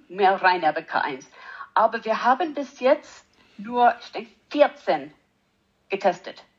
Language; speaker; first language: German; non-native, learner; English